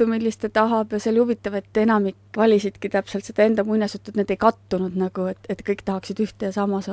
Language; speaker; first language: Estonian; native; Estonian